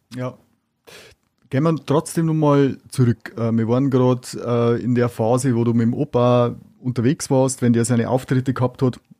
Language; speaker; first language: German; native; German